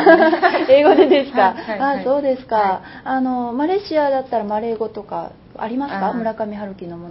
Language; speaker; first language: Japanese; native; Japanese